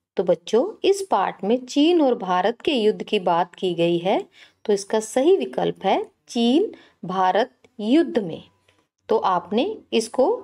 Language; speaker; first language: Hindi; native; Hindi